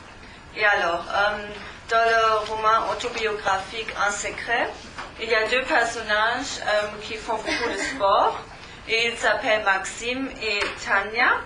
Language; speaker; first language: French; non-native, learner; German